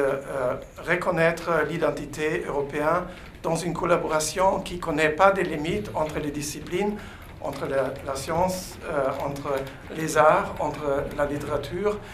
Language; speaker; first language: French; non-native, fluent; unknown